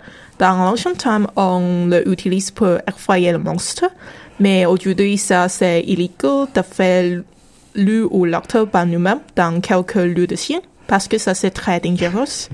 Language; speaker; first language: French; non-native, learner; Chinese